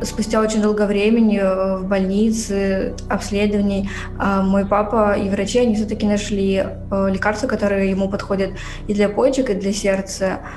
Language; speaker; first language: Russian; native; Russian